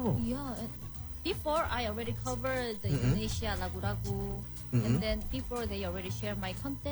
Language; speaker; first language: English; non-native, learner; Korean